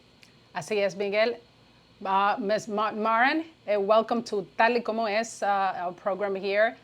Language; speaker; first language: Spanish; native; Spanish